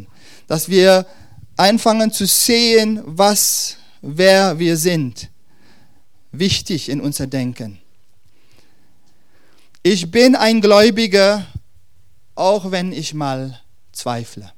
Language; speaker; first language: German; non-native, fluent; Dutch